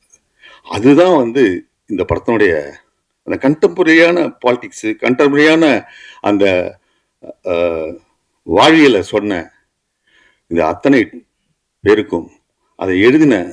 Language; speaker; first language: Tamil; native; Tamil